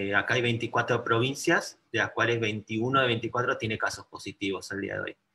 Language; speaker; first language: Spanish; native; Spanish